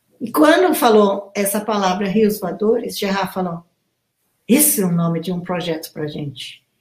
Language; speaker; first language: Portuguese; non-native, fluent; English